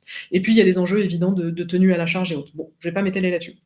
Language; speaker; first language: French; native; French